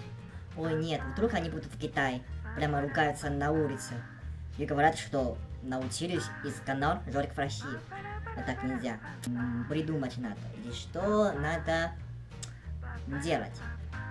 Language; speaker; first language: Russian; non-native, fluent; Chinese